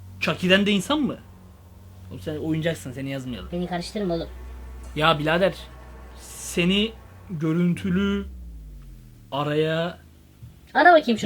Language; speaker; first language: Turkish; native; Turkish